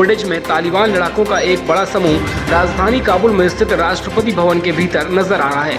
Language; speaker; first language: Hindi; native; Hindi